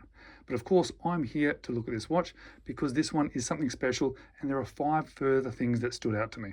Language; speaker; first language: English; native; English